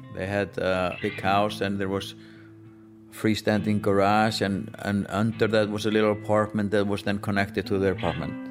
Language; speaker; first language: English; non-native, fluent; Icelandic